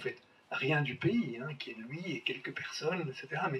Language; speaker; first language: French; native; French